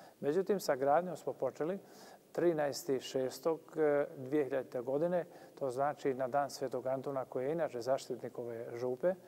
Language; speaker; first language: Croatian; non-native, local second language; Albanian